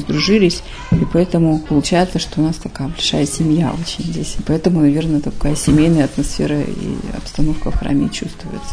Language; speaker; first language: Russian; native; Russian